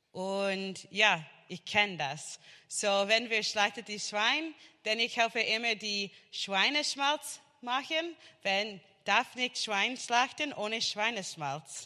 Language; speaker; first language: German; non-native, learner; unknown